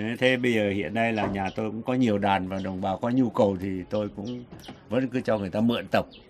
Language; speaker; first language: Vietnamese; non-native, local second language; Tày